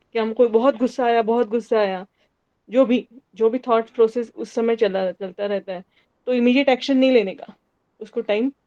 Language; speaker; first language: Hindi; non-native, local second language; Marathi